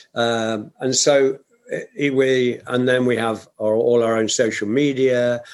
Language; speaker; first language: English; native; English